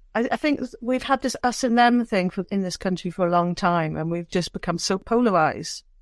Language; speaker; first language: English; native; English